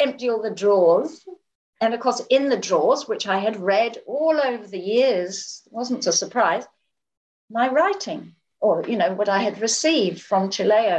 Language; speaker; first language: English; native; English